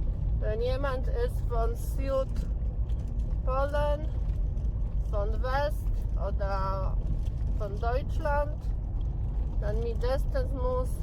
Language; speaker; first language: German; non-native, learner; Polish